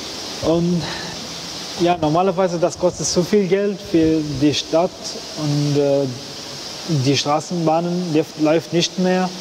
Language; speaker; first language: German; non-native, learner; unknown